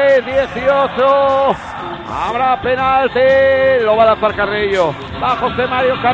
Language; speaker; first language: Spanish; native; Spanish